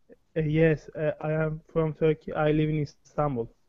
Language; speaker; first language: English; non-native, learner; Turkish